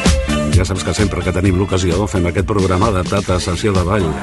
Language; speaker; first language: Catalan; native; Catalan